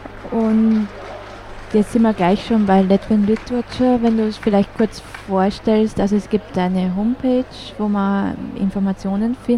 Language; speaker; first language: German; native; German